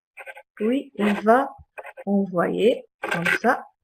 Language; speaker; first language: French; non-native, local second language; Arabic